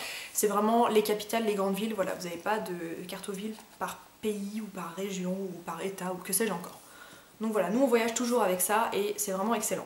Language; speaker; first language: French; native; French